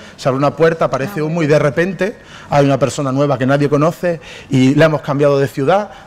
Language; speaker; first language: Spanish; native; Spanish